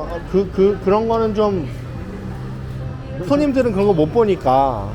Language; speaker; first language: Korean; native; Korean